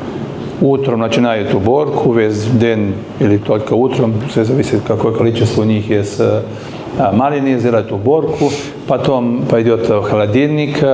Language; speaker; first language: Russian; non-native, learner; Serbian